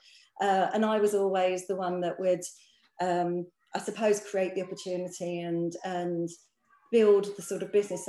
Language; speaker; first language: English; native; English